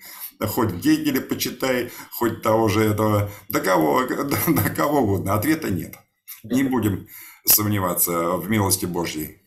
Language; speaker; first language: Russian; native; Russian